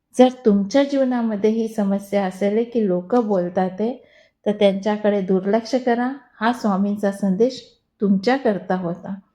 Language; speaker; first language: Marathi; non-native, local second language; Hindi